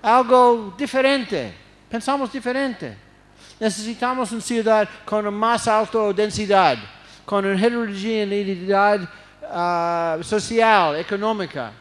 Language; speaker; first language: Spanish; non-native, fluent; English